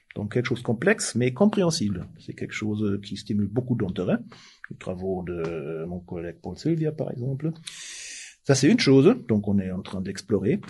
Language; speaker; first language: French; non-native, fluent; German